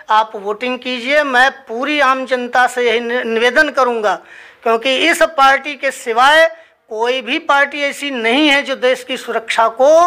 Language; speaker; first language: Hindi; native; Hindi